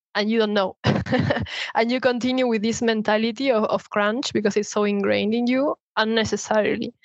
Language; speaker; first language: English; non-native, fluent; Spanish